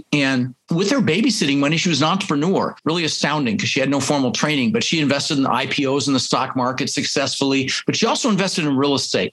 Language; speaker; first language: English; early bilingual, other home language; Dutch